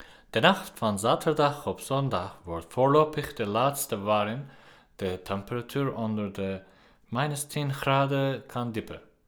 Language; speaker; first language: Dutch; non-native, learner; Turkish